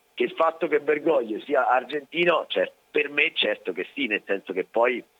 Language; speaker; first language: Italian; native; Italian